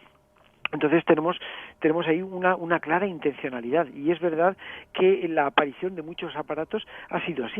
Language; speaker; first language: Spanish; native; Spanish